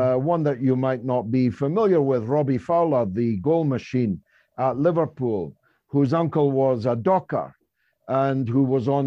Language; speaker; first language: English; native; English